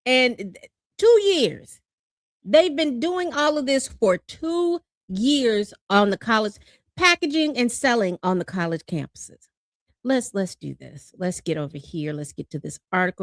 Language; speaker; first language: English; native; English